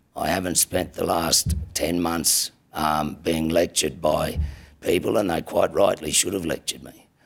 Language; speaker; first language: English; native; English